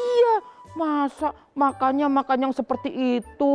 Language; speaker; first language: Indonesian; native; Indonesian